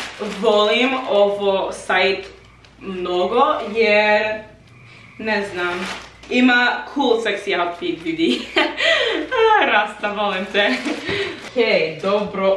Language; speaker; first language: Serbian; non-native, learner; English